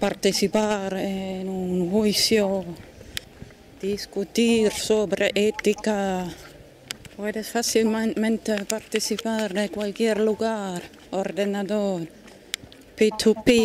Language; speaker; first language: Spanish; non-native, fluent; German